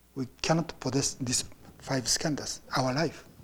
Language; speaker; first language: English; non-native, fluent; Japanese